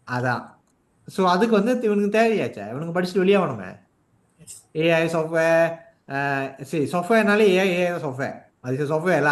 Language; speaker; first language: Tamil; native; Tamil